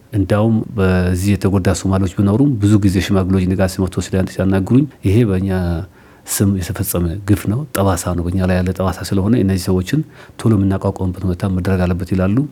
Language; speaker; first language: Amharic; non-native, local second language; Somali